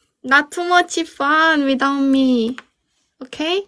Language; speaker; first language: English; non-native, learner; Korean